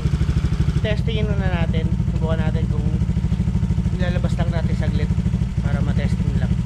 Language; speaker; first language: Filipino; native; Filipino